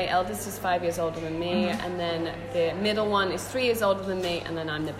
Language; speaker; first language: English; native; English